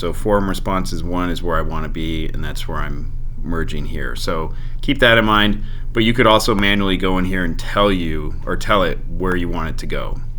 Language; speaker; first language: English; native; English